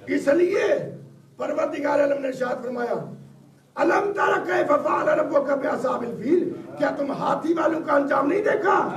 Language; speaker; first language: Urdu; non-native, local second language; Punjabi